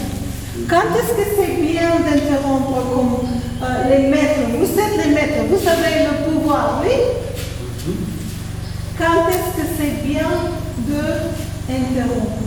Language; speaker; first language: French; non-native, fluent; Spanish